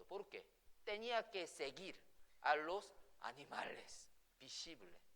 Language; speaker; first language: Spanish; non-native, fluent; Korean